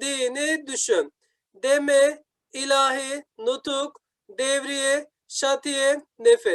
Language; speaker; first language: Turkish; native; Turkish